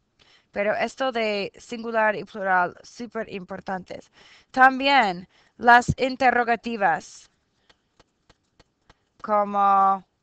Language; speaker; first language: Spanish; non-native, fluent; English